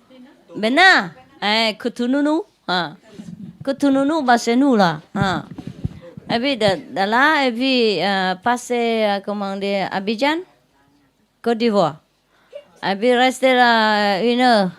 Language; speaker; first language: French; non-native, learner; Vietnamese